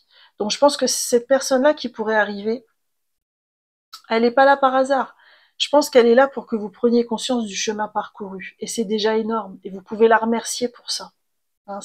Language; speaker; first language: French; native; French